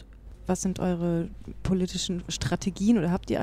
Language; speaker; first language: German; native; German